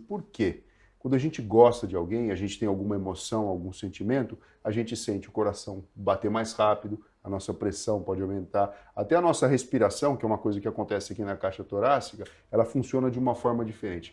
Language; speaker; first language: Portuguese; native; Portuguese